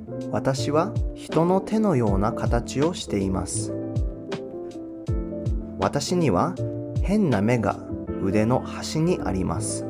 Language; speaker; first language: Japanese; non-native, learner; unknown